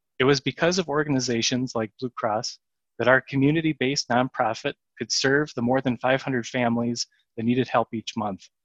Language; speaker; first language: English; native; English